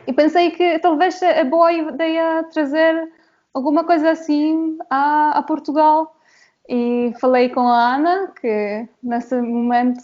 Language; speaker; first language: Portuguese; non-native, fluent; Polish